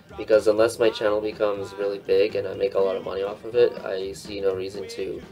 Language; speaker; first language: English; native; English